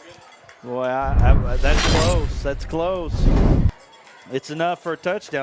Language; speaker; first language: English; native; English